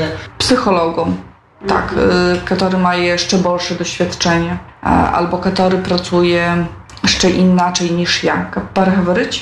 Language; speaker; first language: Polish; non-native, local second language; Belarusian